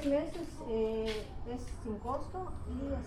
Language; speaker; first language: Spanish; native; Spanish